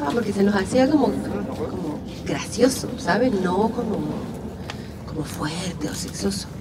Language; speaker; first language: Spanish; native; Spanish